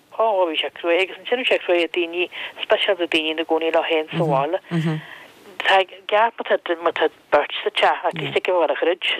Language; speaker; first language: Irish; non-native, local second language; English